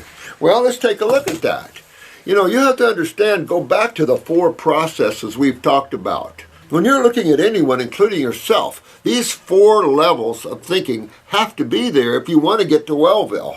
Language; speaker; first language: English; native; English